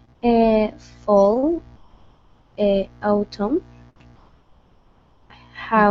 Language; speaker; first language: English; non-native, learner; Spanish